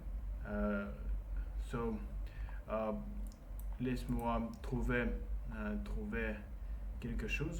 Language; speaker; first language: French; non-native, learner; Russian